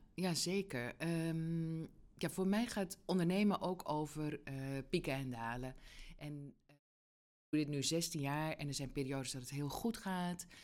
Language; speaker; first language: Dutch; native; Dutch